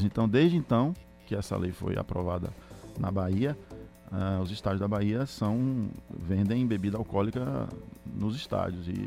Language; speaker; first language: Portuguese; native; Portuguese